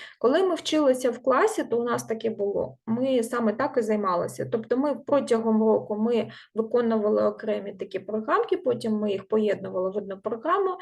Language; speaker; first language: Ukrainian; non-native, local second language; Russian